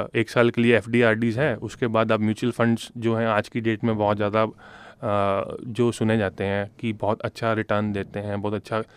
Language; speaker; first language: Hindi; non-native, local second language; Punjabi